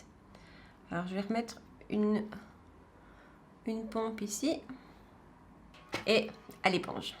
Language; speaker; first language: French; native; French